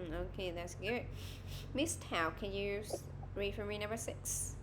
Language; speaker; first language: English; non-native, fluent; Vietnamese